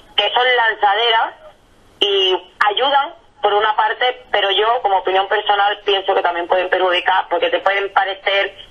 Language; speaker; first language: Spanish; native; Spanish